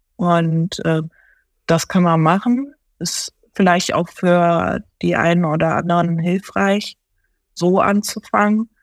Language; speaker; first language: German; early bilingual, other home language; Japanese